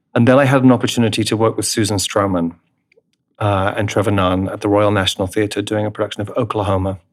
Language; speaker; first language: English; native; English